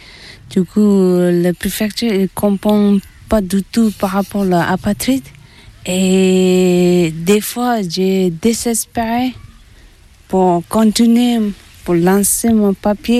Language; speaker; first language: French; non-native, learner; Tibetan